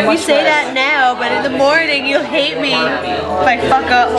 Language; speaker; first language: English; native; English